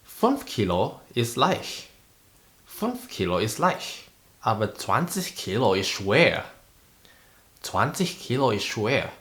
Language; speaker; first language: German; non-native, fluent; Indonesian